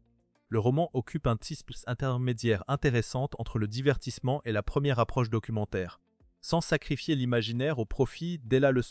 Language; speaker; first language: French; native; French